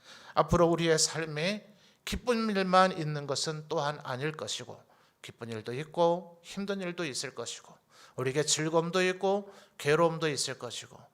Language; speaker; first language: Korean; native; Korean